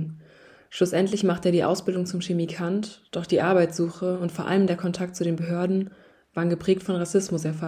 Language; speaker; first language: German; native; German